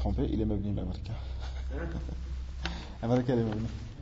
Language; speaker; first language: Arabic; non-native, fluent; French